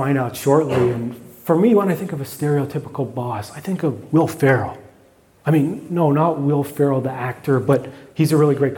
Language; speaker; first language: English; native; English